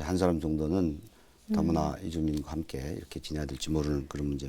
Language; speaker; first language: Korean; native; Korean